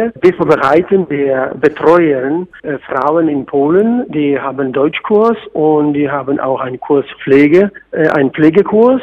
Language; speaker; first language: German; non-native, fluent; Polish